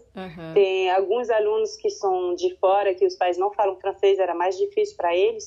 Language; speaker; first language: Portuguese; non-native, fluent; French